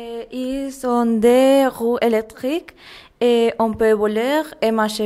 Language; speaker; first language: French; non-native, learner; Spanish